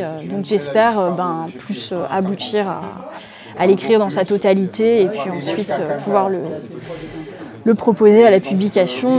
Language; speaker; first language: French; native; French